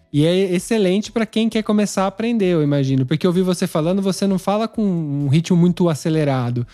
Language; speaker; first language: Portuguese; native; Portuguese